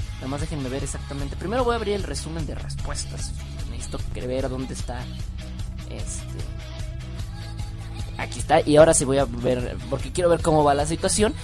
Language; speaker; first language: Spanish; native; Spanish